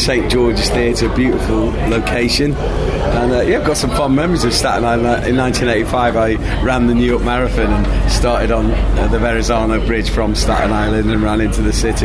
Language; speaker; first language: English; native; English